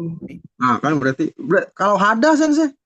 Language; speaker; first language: Indonesian; native; Indonesian